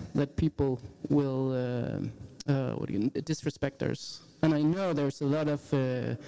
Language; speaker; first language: English; non-native, fluent; Danish